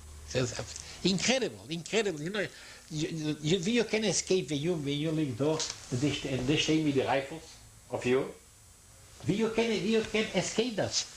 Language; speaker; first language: English; non-native, learner; Yiddish